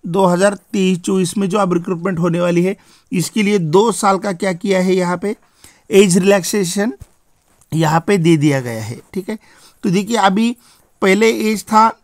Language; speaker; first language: Hindi; non-native, local second language; Marathi